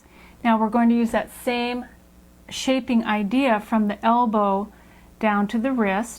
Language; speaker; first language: English; native; English